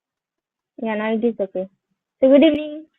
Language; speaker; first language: English; non-native, learner; Hindi